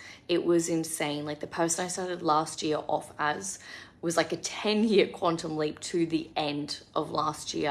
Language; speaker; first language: English; native; English